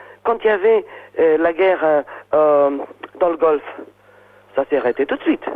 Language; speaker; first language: French; non-native, fluent; Portuguese